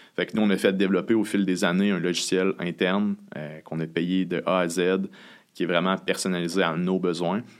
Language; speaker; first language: French; native; French